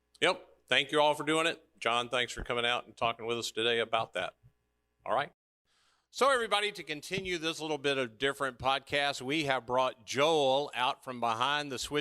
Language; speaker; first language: English; native; English